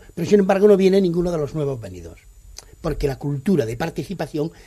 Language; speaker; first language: Spanish; non-native, local second language; Catalan